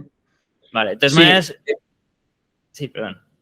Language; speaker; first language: Spanish; native; Spanish